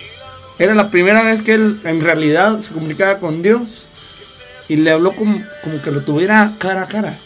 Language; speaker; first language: Spanish; native; Spanish